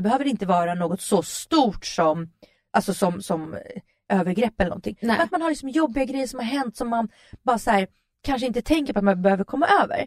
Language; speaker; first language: Swedish; early bilingual, other home language; Russian